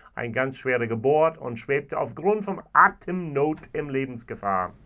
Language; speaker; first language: German; non-native, fluent; English